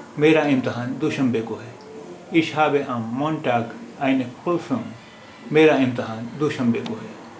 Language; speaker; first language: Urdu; native; Urdu